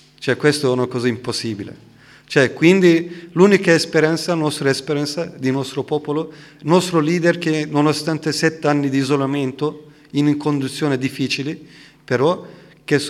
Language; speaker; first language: Italian; non-native, learner; Turkish